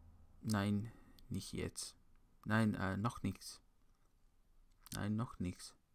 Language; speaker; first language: German; non-native, learner; English